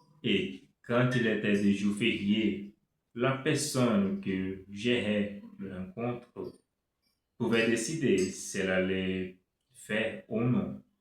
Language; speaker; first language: French; non-native, fluent; Portuguese